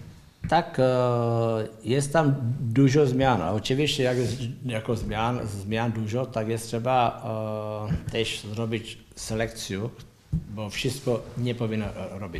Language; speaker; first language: Polish; non-native, learner; Czech